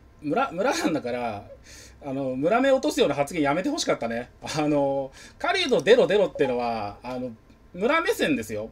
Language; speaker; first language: Japanese; native; Japanese